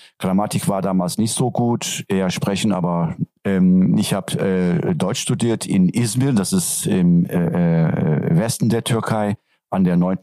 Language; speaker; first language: German; non-native, fluent; Turkish